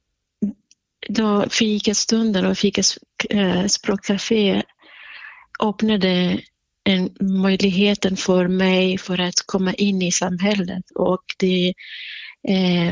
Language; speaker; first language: Swedish; non-native, fluent; Central Kurdish